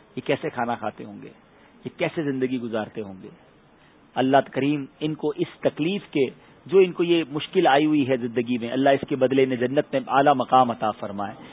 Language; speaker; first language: Urdu; native; Urdu